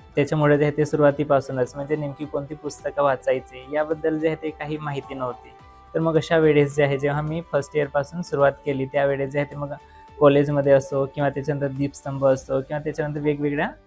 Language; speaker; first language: Marathi; non-native, local second language; Bhili